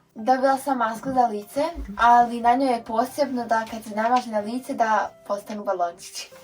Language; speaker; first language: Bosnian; early bilingual, heritage; Serbian